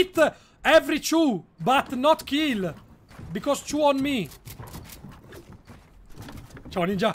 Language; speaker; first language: English; non-native, learner; Italian